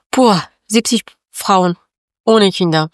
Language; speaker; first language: German; non-native, learner; Persian